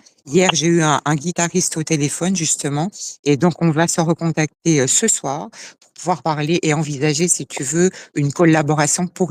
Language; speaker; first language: French; native; French